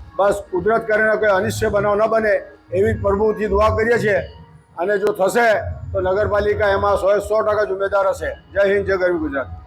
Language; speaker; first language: Gujarati; native; Gujarati